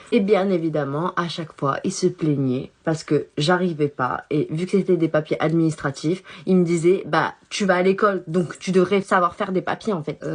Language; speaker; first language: French; early bilingual, other home language; Chinese